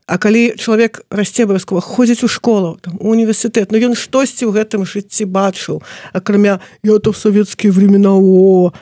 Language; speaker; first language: Belarusian; native; Belarusian